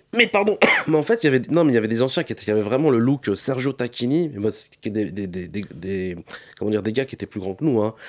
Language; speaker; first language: French; native; French